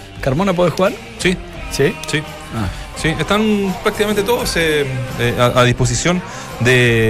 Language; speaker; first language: Spanish; native; Spanish